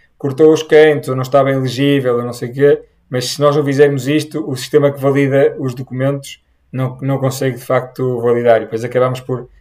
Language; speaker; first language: Portuguese; native; Portuguese